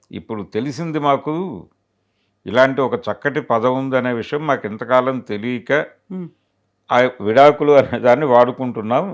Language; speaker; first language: Telugu; native; Telugu